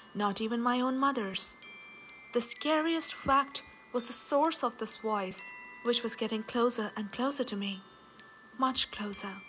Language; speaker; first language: English; non-native, local second language; Hindi